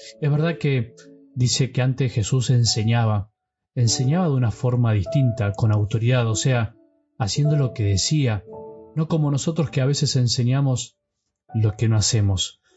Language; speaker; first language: Spanish; native; Spanish